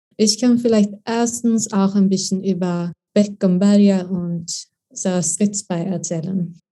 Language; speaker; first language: German; non-native, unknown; Swedish